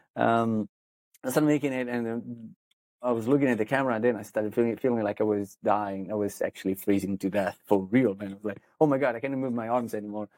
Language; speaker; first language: English; non-native, fluent; Italian